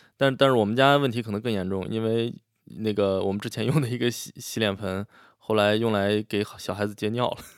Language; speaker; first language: Chinese; native; Chinese